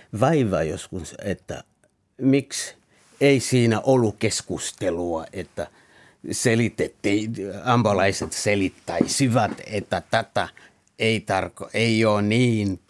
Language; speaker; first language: Finnish; non-native, fluent; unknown